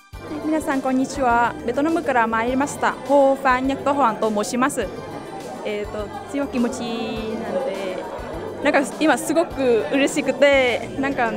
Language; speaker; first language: Japanese; non-native, fluent; Vietnamese